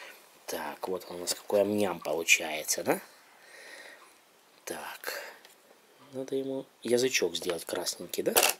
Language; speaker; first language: Russian; native; Russian